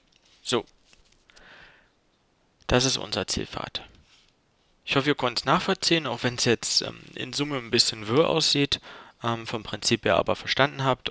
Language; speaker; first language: German; native; German